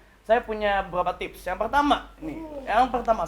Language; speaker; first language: Indonesian; native; Indonesian